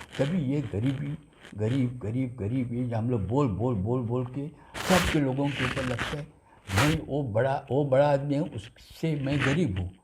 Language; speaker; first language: Hindi; non-native, local second language; Gujarati